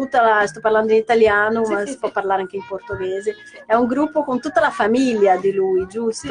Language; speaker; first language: Italian; non-native, fluent; Portuguese